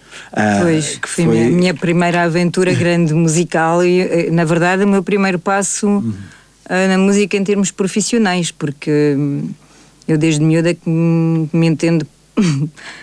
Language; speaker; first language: Portuguese; native; Portuguese